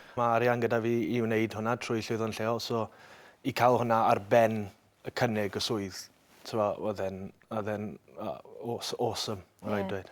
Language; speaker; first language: Welsh; native; Welsh